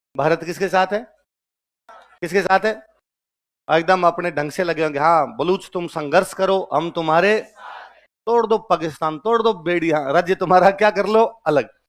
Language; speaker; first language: Hindi; native; Hindi